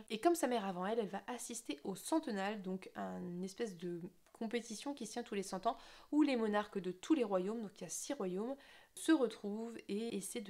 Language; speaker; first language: French; native; French